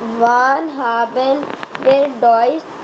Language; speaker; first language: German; non-native, learner; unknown